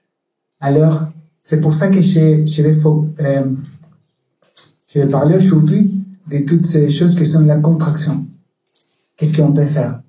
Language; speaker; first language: French; non-native, learner; Spanish